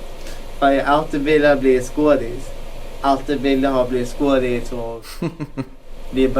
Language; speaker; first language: Swedish; non-native, learner; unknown